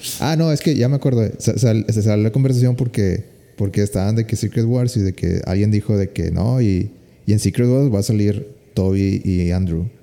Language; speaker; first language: Spanish; native; Spanish